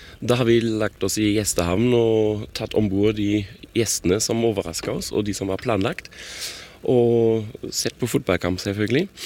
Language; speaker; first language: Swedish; non-native, fluent; German